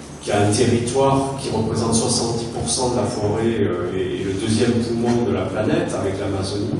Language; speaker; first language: French; native; French